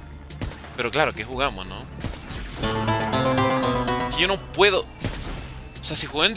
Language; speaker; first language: Spanish; native; Spanish